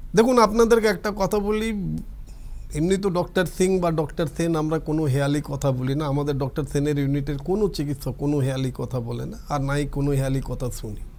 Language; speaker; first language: Bangla; non-native, local second language; Hindi